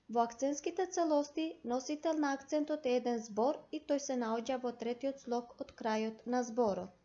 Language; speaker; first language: Macedonian; non-native, local second language; Albanian